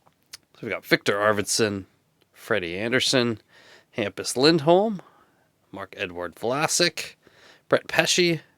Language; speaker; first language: English; native; English